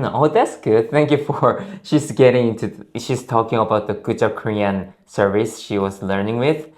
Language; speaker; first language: English; non-native, fluent; Korean